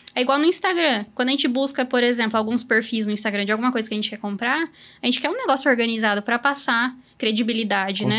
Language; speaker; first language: Portuguese; native; Portuguese